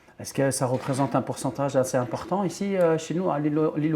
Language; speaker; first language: French; native; French